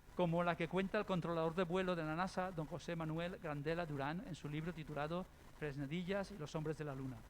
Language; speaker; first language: Spanish; non-native, local second language; Catalan